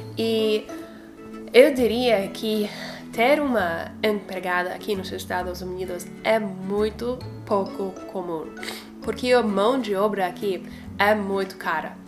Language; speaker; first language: Portuguese; non-native, fluent; English